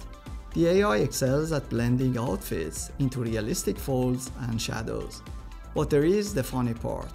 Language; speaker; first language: English; non-native, fluent; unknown